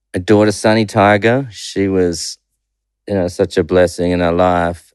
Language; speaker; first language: English; native; English